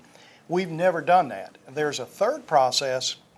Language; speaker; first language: English; native; English